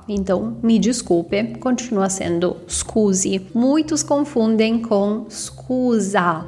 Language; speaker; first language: Portuguese; non-native, fluent; Italian